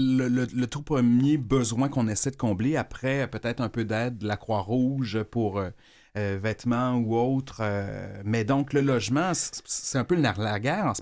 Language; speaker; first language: French; native; French